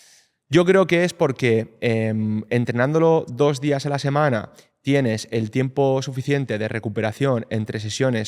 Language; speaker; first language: Spanish; native; Spanish